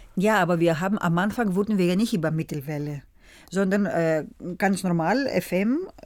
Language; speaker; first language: German; early bilingual, other home language; Greek